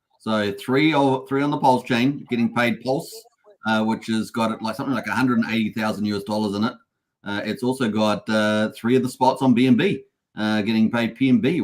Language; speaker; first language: English; native; English